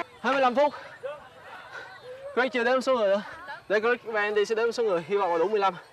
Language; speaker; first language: Vietnamese; native; Vietnamese